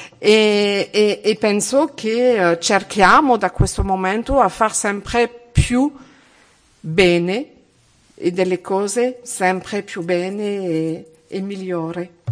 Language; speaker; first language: Italian; non-native, learner; French